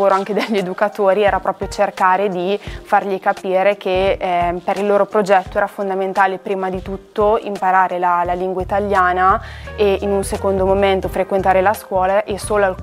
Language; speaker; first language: Italian; native; Italian